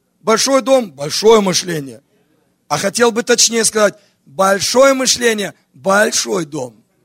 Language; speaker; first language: Russian; native; Russian